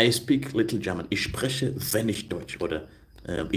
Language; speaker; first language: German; non-native, learner; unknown